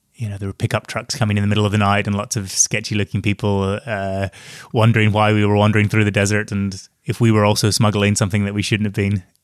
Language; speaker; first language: English; native; English